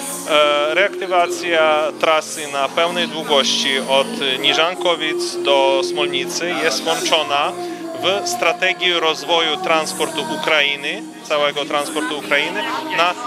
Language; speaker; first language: Polish; non-native, fluent; Ukrainian